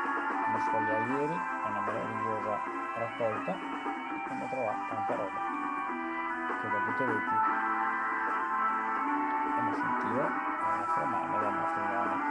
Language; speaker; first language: Italian; native; Italian